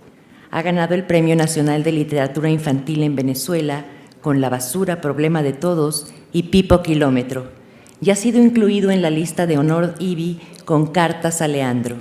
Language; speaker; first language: Spanish; native; Spanish